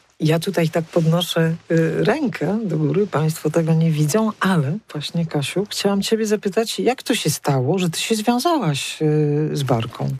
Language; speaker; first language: Polish; native; Polish